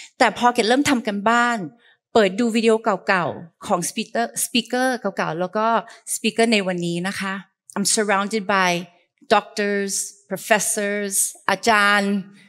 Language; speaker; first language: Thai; early bilingual, heritage; Thai